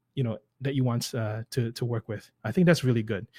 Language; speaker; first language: English; native; English